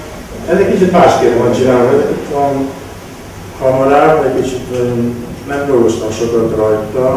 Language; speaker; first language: Hungarian; non-native, local second language; Romanian